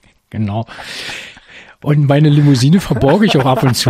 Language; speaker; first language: German; native; German